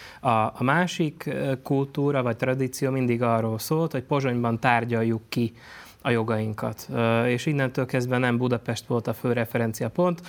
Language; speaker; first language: Hungarian; native; Hungarian